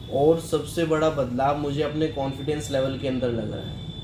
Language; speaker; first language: Hindi; native; Hindi